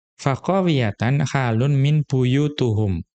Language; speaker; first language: Arabic; non-native, fluent; Indonesian